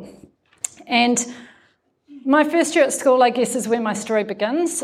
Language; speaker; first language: English; native; English